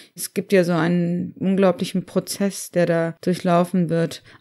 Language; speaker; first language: German; early bilingual, other home language; Turkish